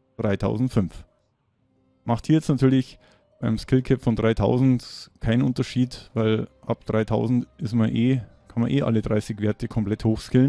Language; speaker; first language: German; native; German